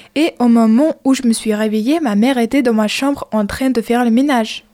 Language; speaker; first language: French; non-native, fluent; Ukrainian